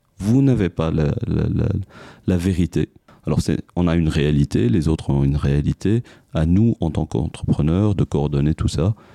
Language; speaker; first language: French; non-native, local second language; Arabic